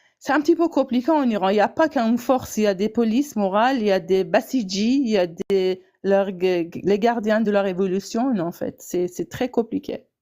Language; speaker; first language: French; non-native, fluent; Persian